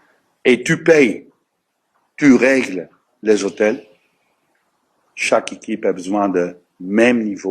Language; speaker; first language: French; non-native, learner; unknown